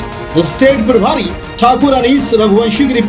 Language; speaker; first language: Hindi; native; Hindi